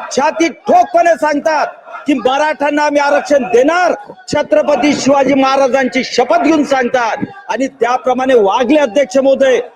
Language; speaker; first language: Marathi; native; Marathi